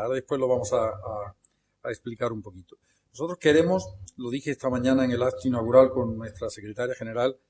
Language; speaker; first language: Spanish; native; Spanish